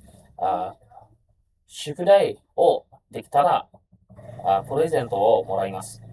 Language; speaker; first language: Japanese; non-native, learner; Indonesian